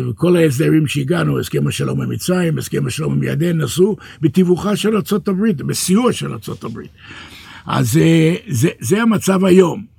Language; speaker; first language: Hebrew; early bilingual, other home language; English